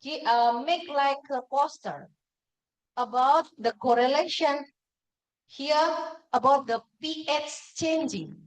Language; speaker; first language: English; non-native, fluent; Indonesian